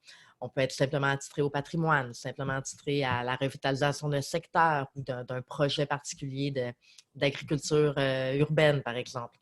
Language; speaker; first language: French; native; French